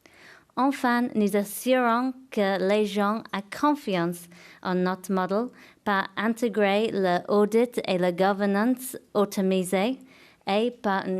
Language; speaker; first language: French; non-native, fluent; English